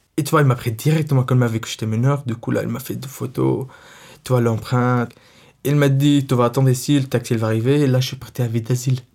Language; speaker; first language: French; non-native, fluent; Arabic